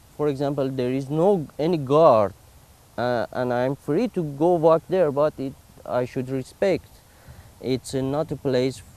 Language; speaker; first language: English; non-native, learner; Persian